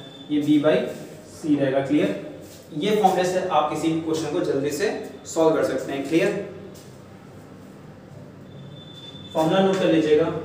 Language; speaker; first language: Hindi; native; Hindi